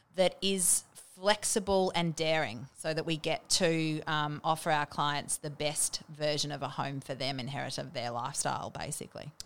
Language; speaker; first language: English; native; English